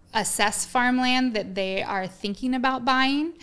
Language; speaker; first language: English; native; English